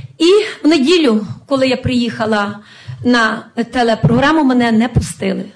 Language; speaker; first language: Ukrainian; native; Ukrainian